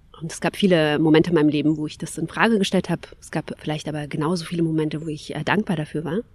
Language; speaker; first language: German; early bilingual, other home language; Kabyle